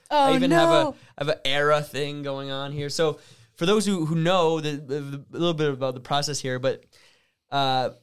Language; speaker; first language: English; native; English